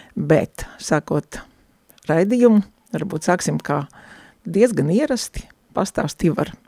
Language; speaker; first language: Latvian; native; Latvian